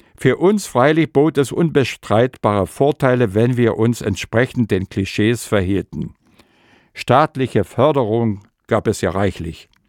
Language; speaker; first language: German; non-native, local second language; Upper Sorbian